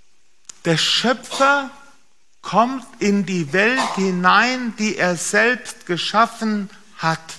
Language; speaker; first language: German; native; German